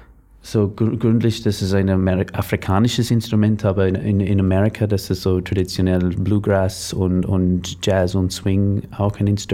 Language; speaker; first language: German; non-native, learner; English